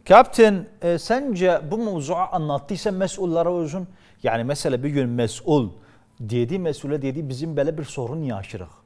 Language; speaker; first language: Turkish; native; Turkish